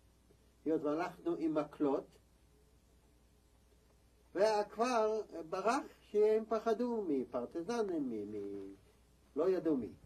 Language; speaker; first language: Hebrew; non-native, fluent; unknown